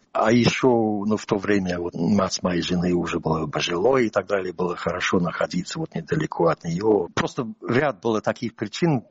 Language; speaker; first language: Russian; non-native, fluent; English